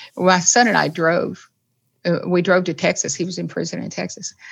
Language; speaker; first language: English; native; English